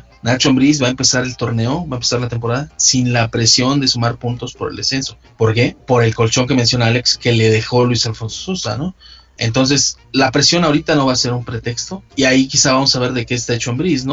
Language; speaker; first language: Spanish; native; Spanish